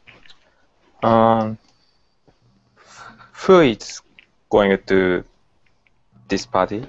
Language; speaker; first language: English; non-native, learner; Japanese